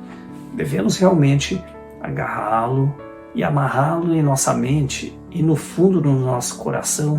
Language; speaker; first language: Portuguese; native; Portuguese